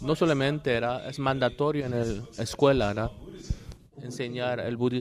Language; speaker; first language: Spanish; non-native, learner; Korean